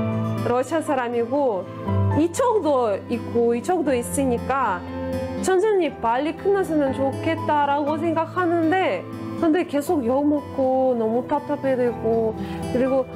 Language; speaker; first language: Korean; non-native, fluent; Russian